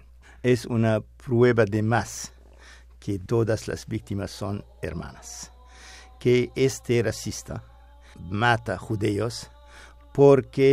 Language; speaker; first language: Spanish; non-native, fluent; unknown